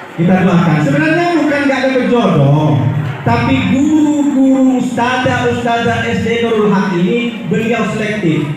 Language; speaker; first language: Indonesian; non-native, local second language; Madurese